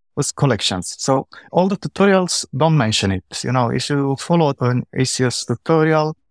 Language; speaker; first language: English; non-native, fluent; Romanian